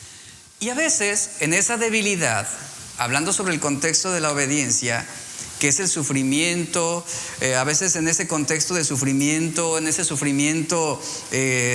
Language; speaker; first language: Spanish; native; Spanish